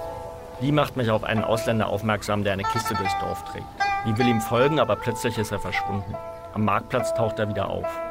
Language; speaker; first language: German; native; German